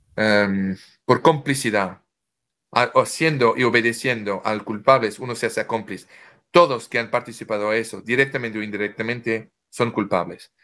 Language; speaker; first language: Spanish; non-native, fluent; French